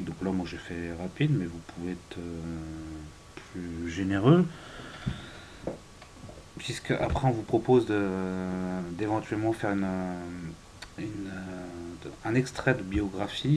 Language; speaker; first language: French; native; French